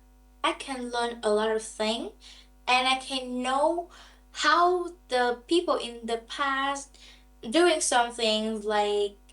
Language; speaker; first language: English; non-native, learner; Vietnamese